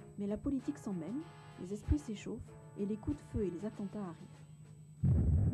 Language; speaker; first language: French; native; French